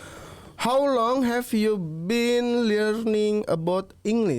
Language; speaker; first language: English; non-native, learner; Indonesian